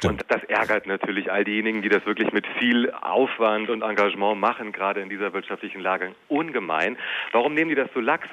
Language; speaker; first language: German; native; German